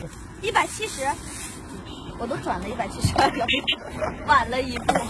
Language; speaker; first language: Chinese; native; Chinese